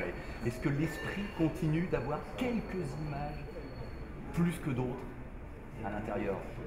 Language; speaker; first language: French; native; French